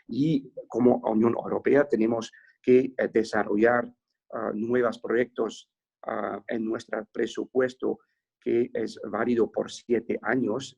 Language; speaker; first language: Spanish; non-native, fluent; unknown